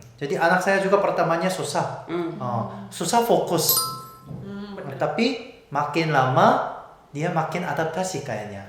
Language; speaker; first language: Indonesian; non-native, fluent; Korean